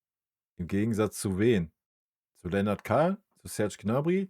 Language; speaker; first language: German; native; German